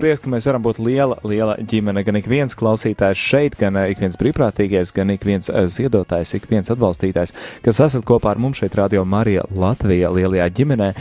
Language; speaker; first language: Latvian; native; Latvian